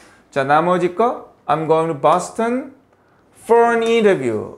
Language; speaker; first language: English; non-native, fluent; Korean